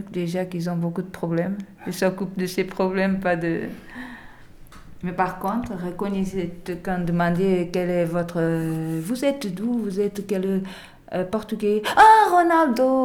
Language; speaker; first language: French; non-native, learner; Portuguese